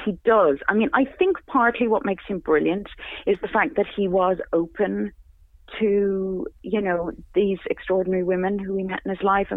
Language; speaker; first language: English; native; English